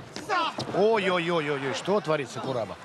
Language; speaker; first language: Russian; native; Russian